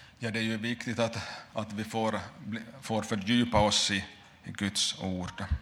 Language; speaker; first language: Swedish; native; Swedish